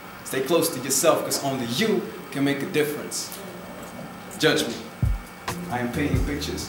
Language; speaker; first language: English; non-native, fluent; Dutch